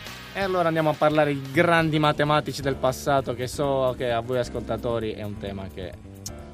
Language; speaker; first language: Italian; native; Italian